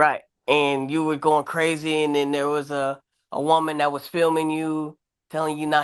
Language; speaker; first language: English; native; English